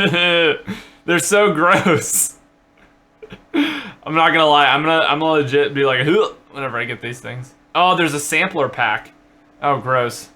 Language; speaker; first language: English; native; English